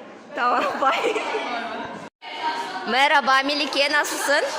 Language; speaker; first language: Turkish; non-native, fluent; Kazakh